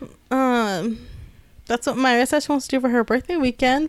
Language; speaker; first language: English; early bilingual, other home language; Spanish